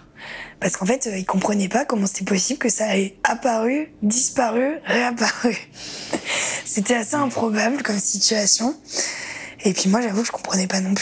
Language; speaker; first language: French; native; French